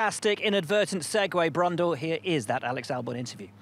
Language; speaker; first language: English; native; English